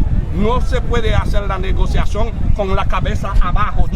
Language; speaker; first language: Spanish; non-native, fluent; Haitian Creole